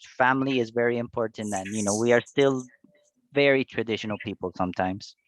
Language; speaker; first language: English; non-native, fluent; Spanish